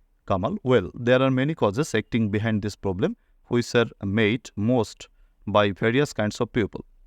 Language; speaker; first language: English; non-native, local second language; Bangla